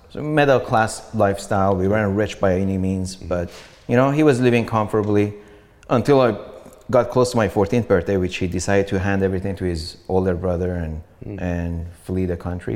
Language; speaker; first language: English; non-native, fluent; Persian